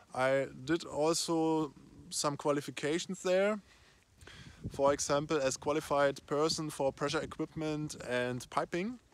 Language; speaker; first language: English; non-native, fluent; German